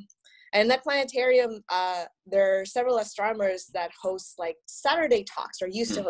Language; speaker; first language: English; non-native, fluent; Spanish